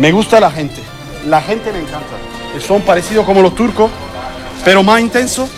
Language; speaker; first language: Spanish; non-native, learner; Turkish